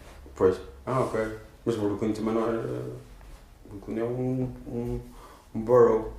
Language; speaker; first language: Portuguese; native; Portuguese